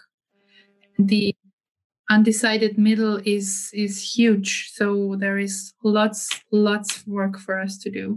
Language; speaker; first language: English; non-native, fluent; German